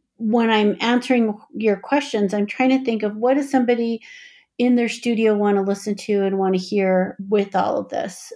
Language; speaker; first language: English; native; English